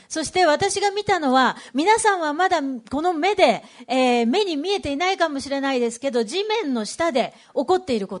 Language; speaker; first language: Japanese; native; Japanese